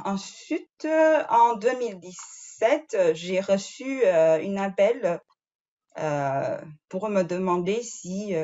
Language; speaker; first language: French; non-native, fluent; Chinese